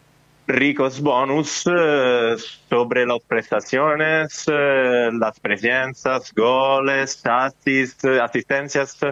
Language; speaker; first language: Spanish; non-native, fluent; Italian